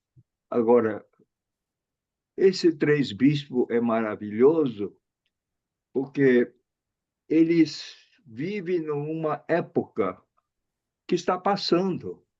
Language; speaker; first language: Portuguese; non-native, fluent; Chinese